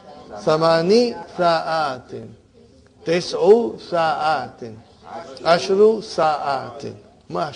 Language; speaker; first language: Arabic; non-native, fluent; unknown